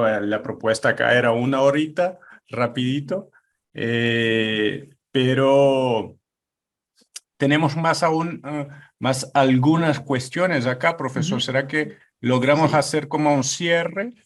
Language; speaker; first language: Spanish; non-native, fluent; Portuguese